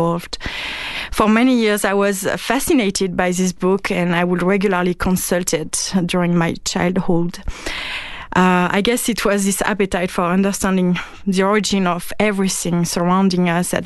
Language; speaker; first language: English; non-native, fluent; French